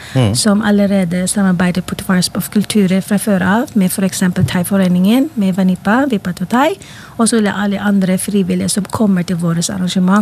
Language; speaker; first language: Norwegian; non-native, fluent; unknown